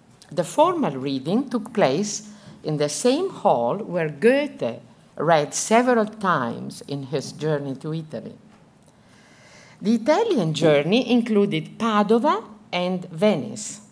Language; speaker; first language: English; non-native, fluent; Italian